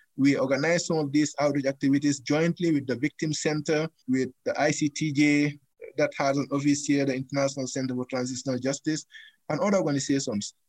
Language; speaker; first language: English; non-native, local second language; Fula